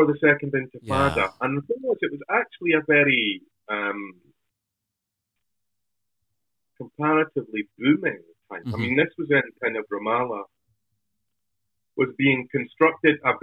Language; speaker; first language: English; native; English